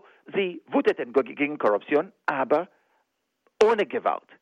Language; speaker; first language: German; non-native, fluent; Igbo